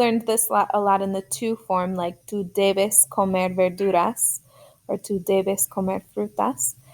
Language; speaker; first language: Spanish; non-native, fluent; English